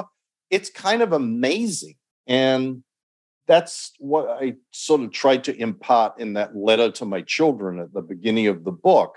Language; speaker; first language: English; native; English